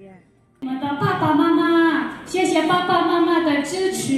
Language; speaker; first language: Chinese; non-native, fluent; Indonesian